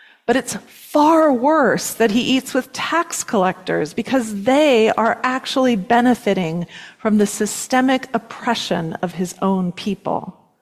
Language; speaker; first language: English; native; English